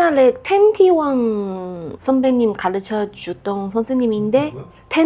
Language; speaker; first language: Korean; non-native, fluent; Chinese